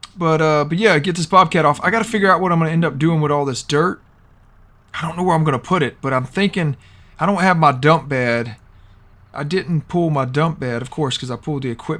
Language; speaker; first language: English; native; English